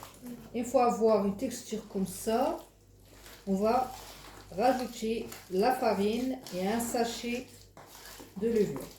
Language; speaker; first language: French; non-native, fluent; Arabic